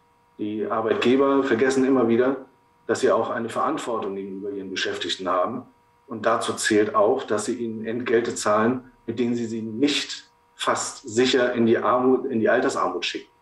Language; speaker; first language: German; native; German